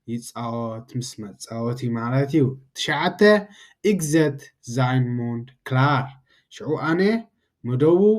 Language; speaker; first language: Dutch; non-native, learner; Tigrinya